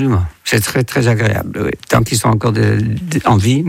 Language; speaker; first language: French; non-native, fluent; Dutch